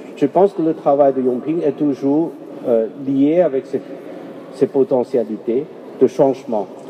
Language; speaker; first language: French; non-native, fluent; Chinese